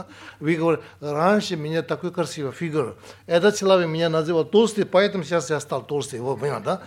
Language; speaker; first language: Russian; non-native, learner; Tibetan